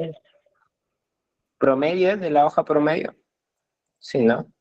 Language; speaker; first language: Spanish; native; Spanish